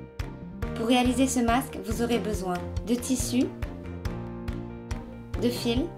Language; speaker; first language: French; native; French